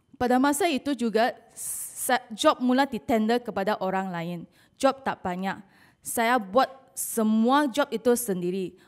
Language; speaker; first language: Malay; non-native, local second language; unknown